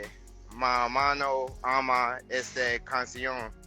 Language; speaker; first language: Spanish; non-native, learner; English